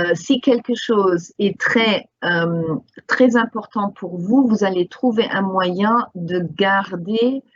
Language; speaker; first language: French; non-native, fluent; English